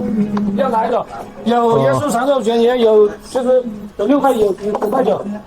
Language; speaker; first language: Chinese; native; Chinese